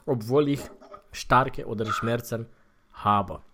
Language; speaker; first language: German; non-native, fluent; Romanian